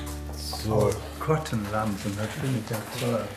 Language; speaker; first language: German; native; German